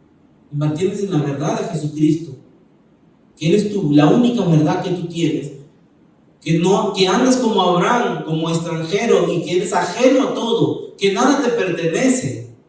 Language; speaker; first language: Spanish; native; Spanish